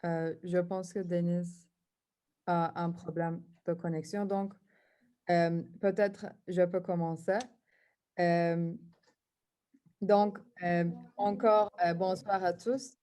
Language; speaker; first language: French; non-native, fluent; Turkish